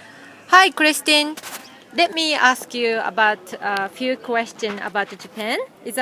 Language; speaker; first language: English; non-native, fluent; Japanese